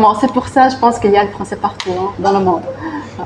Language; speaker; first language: French; non-native, local second language; Arabic